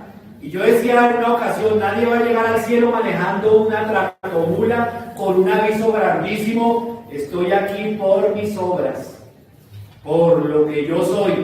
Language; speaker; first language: Spanish; native; Spanish